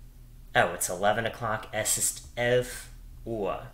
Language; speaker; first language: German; non-native, fluent; English